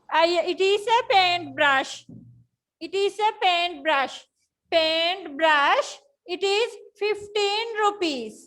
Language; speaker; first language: English; non-native, fluent; Sinhala